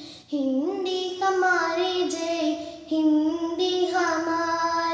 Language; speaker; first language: Hindi; non-native, local second language; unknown